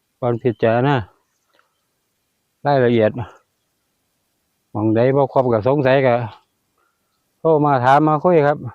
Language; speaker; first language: Thai; non-native, local second language; Lao